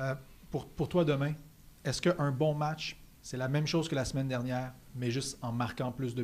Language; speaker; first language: French; native; French